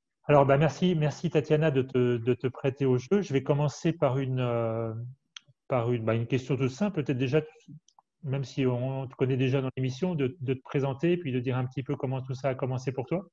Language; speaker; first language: French; native; French